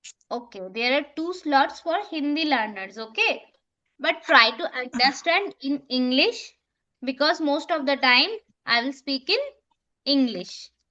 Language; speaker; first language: English; non-native, local second language; Bangla